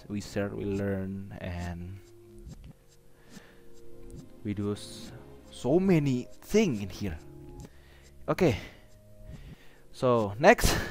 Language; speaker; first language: English; non-native, learner; Indonesian